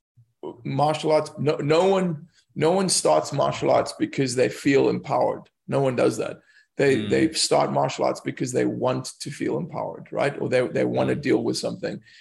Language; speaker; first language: English; native; English